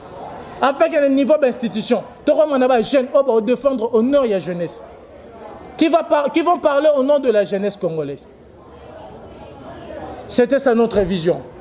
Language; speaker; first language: French; non-native, local second language; Lingala